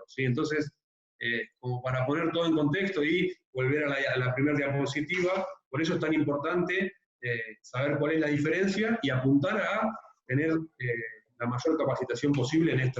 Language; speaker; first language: Spanish; native; Spanish